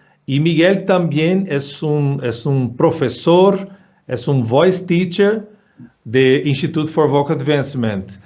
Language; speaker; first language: Spanish; non-native, fluent; Portuguese